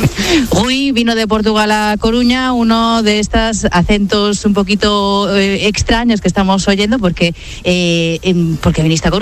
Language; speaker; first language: Spanish; native; Spanish